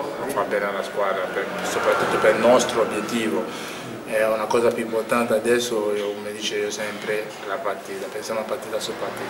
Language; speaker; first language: Italian; non-native, learner; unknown